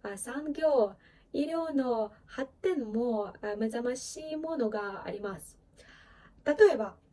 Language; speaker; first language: Japanese; non-native, fluent; Ukrainian